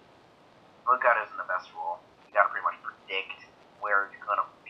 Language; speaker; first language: English; native; English